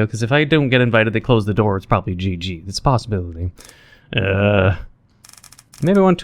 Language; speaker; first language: English; native; English